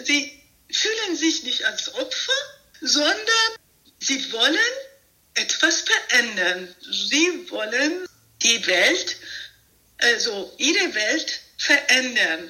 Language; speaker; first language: German; non-native, fluent; Persian